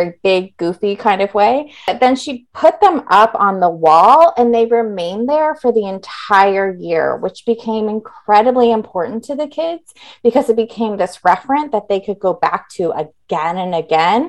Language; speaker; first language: English; native; English